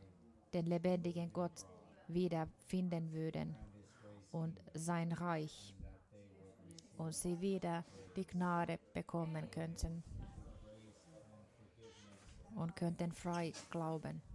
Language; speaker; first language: German; non-native, fluent; Finnish